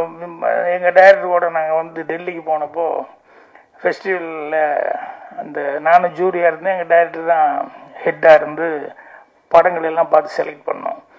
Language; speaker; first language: Tamil; native; Tamil